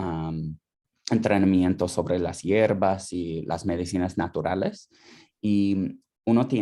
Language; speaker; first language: Spanish; non-native, fluent; English